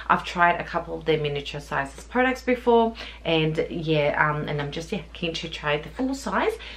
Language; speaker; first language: English; native; English